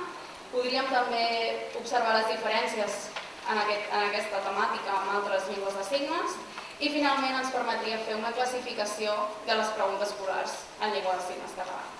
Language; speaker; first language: Catalan; native; Catalan